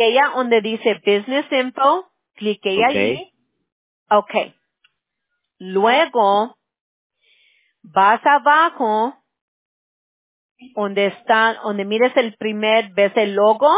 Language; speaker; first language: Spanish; early bilingual, heritage; Spanish